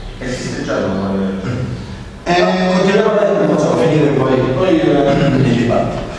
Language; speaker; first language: Italian; native; Italian